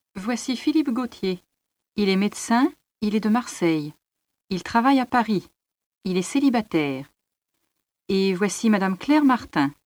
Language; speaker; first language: French; native; French